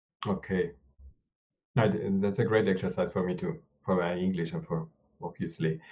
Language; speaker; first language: English; non-native, learner; Spanish